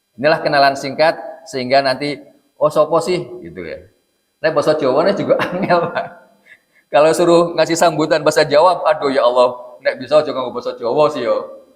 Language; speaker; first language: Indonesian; non-native, local second language; Javanese